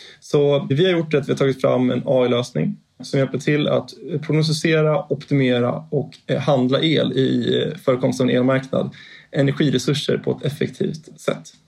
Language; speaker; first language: Swedish; non-native, fluent; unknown